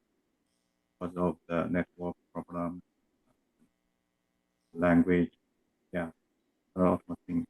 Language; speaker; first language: English; non-native, learner; Chinese